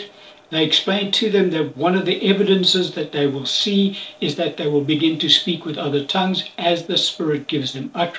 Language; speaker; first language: English; native; English